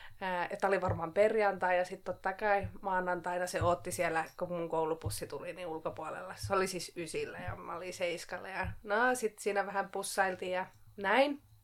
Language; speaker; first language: Finnish; non-native, local second language; Swedish